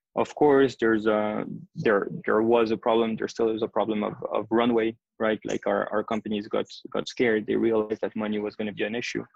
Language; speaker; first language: English; non-native, fluent; French